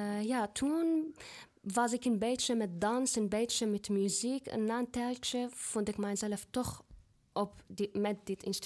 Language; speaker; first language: Dutch; non-native, fluent; Arabic